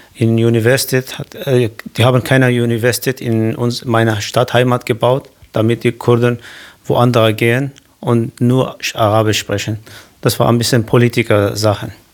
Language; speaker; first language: German; non-native, learner; Kurdish